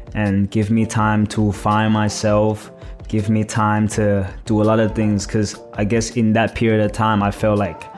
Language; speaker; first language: English; non-native, fluent; Thai